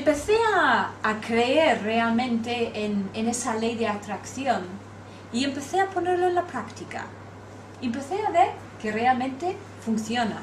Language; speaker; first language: Spanish; non-native, fluent; English